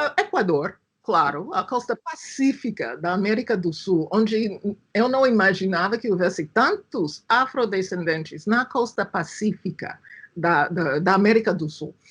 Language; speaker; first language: Portuguese; non-native, fluent; English